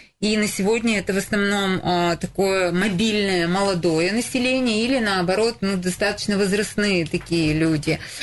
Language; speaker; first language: Russian; native; Russian